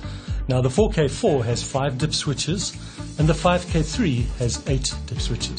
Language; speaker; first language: English; native; English